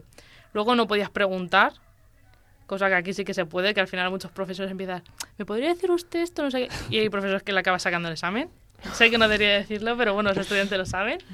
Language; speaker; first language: Spanish; native; Spanish